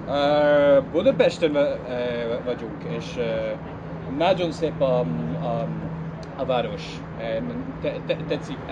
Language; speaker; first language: Hungarian; non-native, learner; English